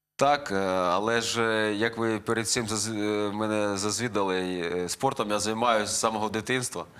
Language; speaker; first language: Ukrainian; native; Ukrainian